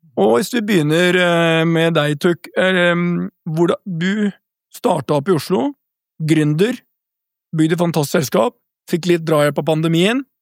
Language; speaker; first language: Norwegian; native; Norwegian